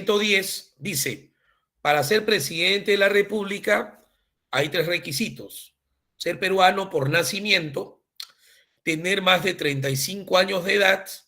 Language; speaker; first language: Spanish; native; Spanish